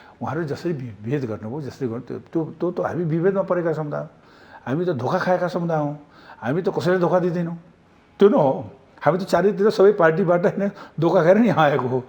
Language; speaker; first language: Nepali; non-native, local second language; Maithili